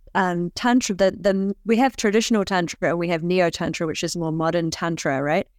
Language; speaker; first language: English; native; English